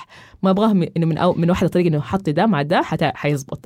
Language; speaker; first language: Arabic; native; Arabic